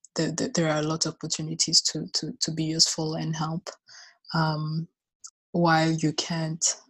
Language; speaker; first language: English; non-native, local second language; Kinyarwanda